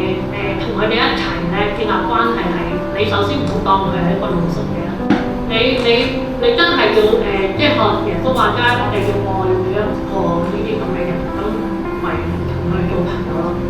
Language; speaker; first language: Cantonese; native; Cantonese